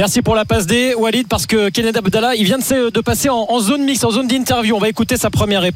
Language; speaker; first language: French; native; French